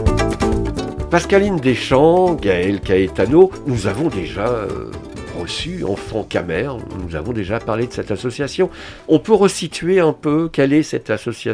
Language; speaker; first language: French; native; French